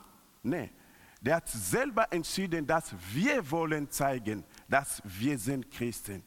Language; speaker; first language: German; non-native, learner; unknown